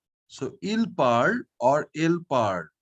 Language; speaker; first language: French; non-native, fluent; Bangla